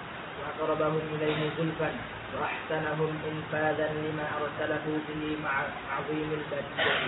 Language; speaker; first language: Arabic; non-native, learner; Indonesian